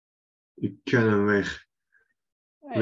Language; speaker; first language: Dutch; non-native, learner; Turkish